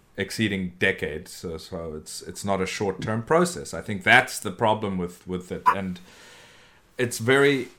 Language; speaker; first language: English; native; English